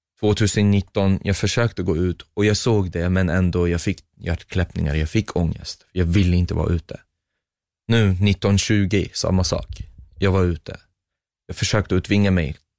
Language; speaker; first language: Swedish; non-native, fluent; Arabic